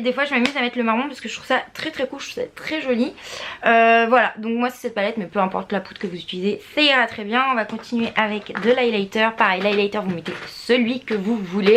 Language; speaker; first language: French; native; French